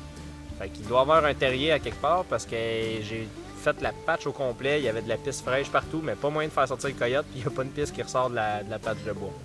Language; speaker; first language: French; native; French